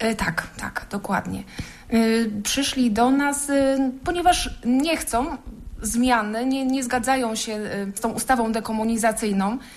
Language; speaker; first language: Polish; native; Polish